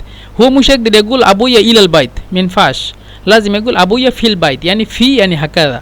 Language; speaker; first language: Arabic; non-native, fluent; Bangla